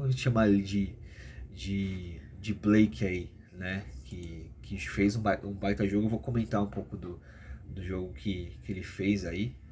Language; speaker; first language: Portuguese; native; Portuguese